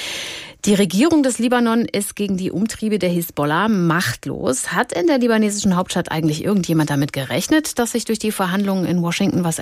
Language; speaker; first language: German; native; German